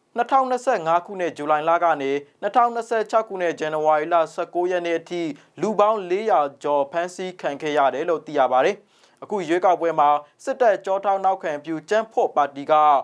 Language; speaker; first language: Burmese; native; Burmese